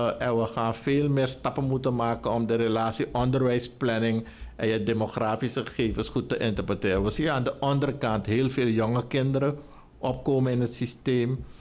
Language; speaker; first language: Dutch; native; Dutch